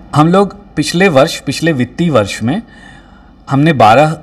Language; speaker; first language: Hindi; native; Hindi